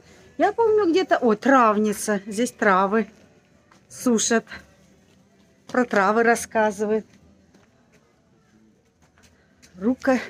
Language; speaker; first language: Russian; native; Russian